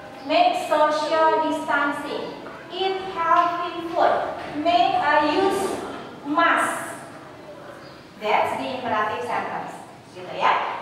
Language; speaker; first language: English; non-native, learner; Indonesian